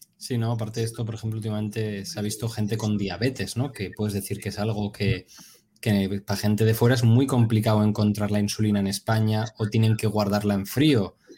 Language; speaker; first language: Spanish; native; Spanish